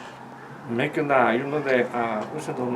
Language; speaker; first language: English; non-native, learner; Spanish